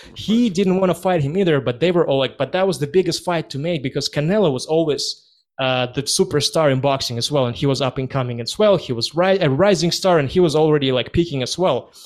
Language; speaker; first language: English; non-native, fluent; Russian